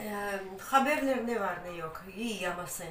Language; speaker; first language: Turkish; non-native, learner; Russian